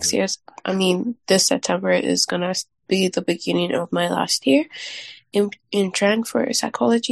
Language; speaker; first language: English; non-native, local second language; Yoruba